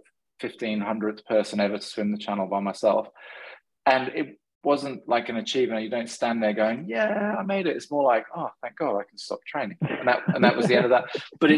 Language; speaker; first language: English; native; English